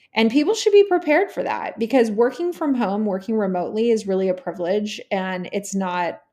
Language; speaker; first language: English; native; English